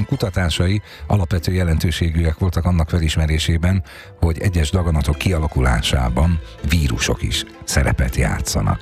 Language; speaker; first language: Hungarian; native; Hungarian